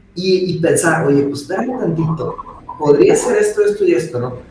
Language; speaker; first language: Spanish; early bilingual, other home language; Portuguese